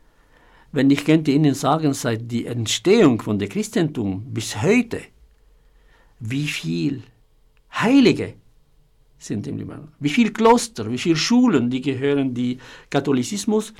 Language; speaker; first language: German; non-native, fluent; Arabic